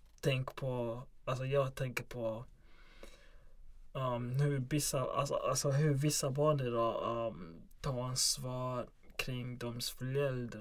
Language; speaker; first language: Swedish; non-native, local second language; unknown